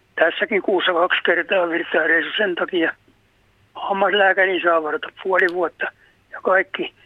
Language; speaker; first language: Finnish; native; Finnish